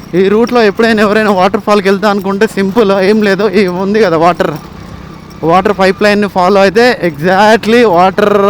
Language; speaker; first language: Telugu; non-native, local second language; Gondi